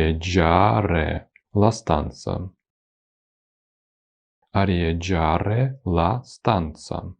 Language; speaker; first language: Italian; non-native, fluent; Ukrainian